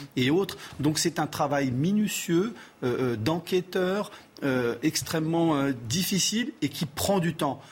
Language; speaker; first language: French; early bilingual, other home language; Portuguese